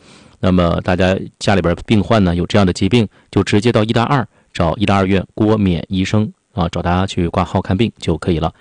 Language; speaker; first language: Chinese; native; Chinese